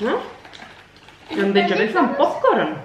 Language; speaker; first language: Dutch; native; Dutch